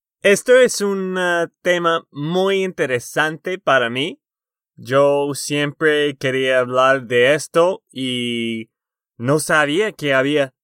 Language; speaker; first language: Spanish; non-native, fluent; English